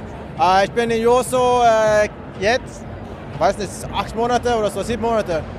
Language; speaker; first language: German; non-native, fluent; Swedish